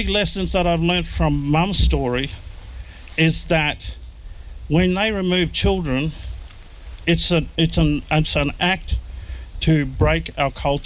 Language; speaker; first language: English; native; English